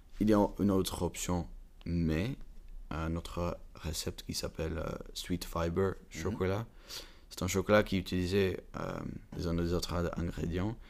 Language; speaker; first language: French; non-native, learner; Dutch